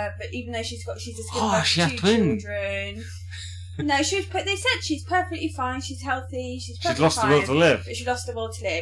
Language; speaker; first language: English; native; English